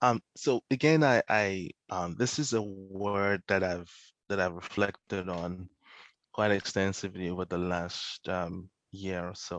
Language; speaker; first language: English; non-native, local second language; Yoruba